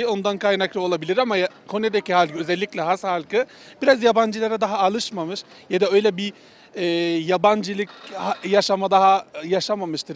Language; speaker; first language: Turkish; non-native, fluent; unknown